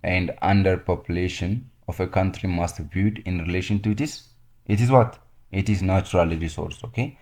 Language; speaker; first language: English; non-native, local second language; Amharic